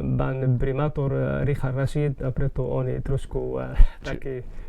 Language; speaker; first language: Slovak; non-native, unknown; Arabic